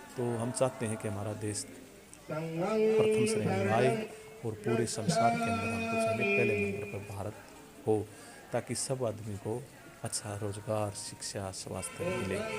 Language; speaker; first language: Hindi; native; Hindi